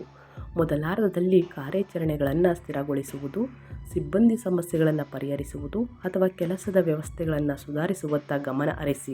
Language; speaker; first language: Kannada; native; Kannada